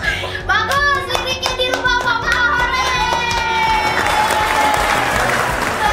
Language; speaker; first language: Indonesian; native; Indonesian